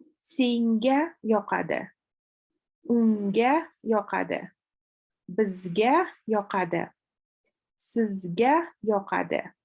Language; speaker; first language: Uzbek; native; Uzbek